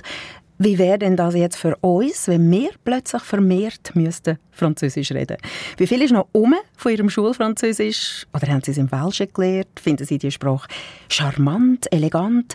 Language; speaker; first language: German; native; German